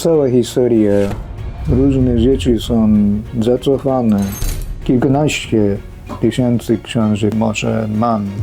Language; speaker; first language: Polish; non-native, fluent; Japanese